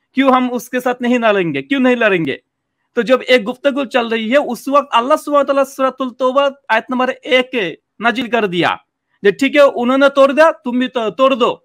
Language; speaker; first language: Hindi; non-native, local second language; Bangla